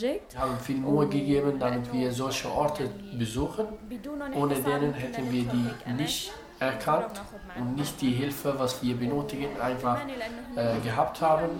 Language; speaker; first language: German; non-native, learner; Arabic